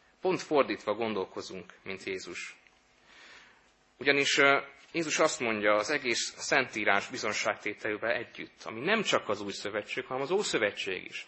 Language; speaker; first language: Hungarian; native; Hungarian